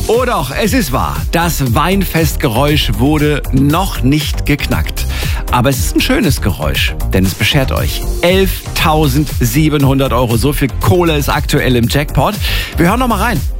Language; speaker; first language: German; native; German